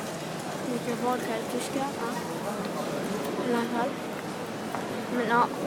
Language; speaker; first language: Swedish; early bilingual, other home language; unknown